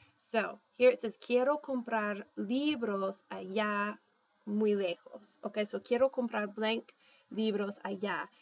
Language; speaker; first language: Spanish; non-native, fluent; English